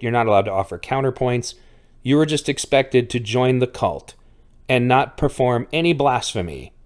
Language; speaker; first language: English; native; English